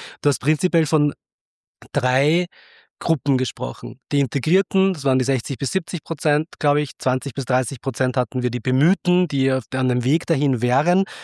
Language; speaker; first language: German; early bilingual, other home language; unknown